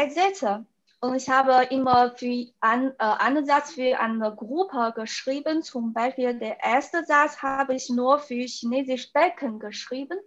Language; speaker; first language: German; non-native, fluent; Chinese